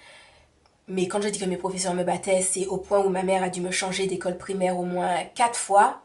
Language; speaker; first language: French; native; French